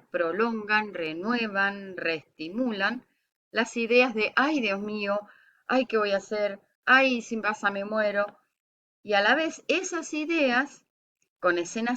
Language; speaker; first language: Spanish; native; Spanish